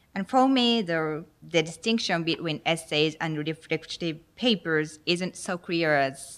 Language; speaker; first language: English; non-native, fluent; Japanese